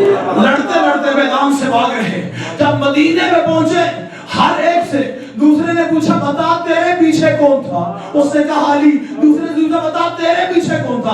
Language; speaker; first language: Urdu; native; Urdu